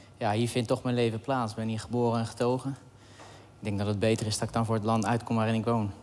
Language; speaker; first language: Dutch; early bilingual, other home language; Arabic